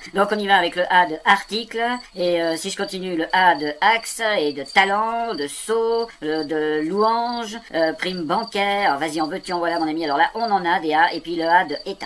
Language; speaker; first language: French; native; French